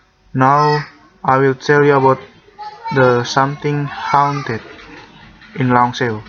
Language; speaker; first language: English; non-native, learner; Indonesian